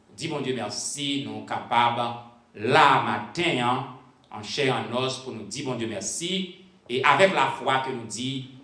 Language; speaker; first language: French; native; French